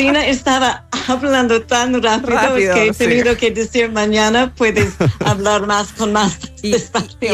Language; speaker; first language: Spanish; non-native, fluent; English